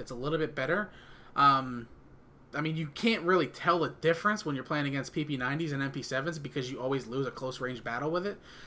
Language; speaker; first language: English; native; English